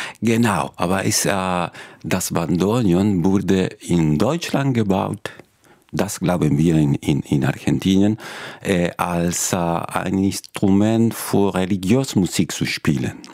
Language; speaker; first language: German; non-native, fluent; Spanish